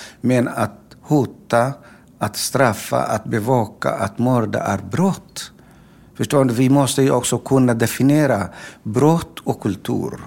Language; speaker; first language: Swedish; non-native, fluent; Tigrinya